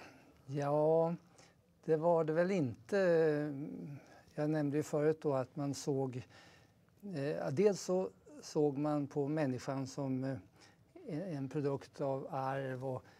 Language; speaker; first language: Swedish; native; Swedish